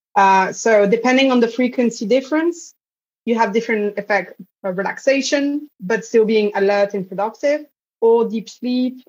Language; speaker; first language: English; non-native, fluent; French